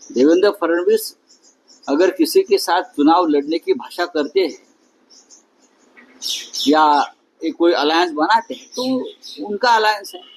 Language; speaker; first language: Hindi; non-native, local second language; Marathi